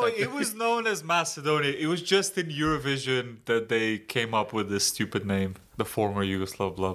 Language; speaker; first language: English; non-native, fluent; Macedonian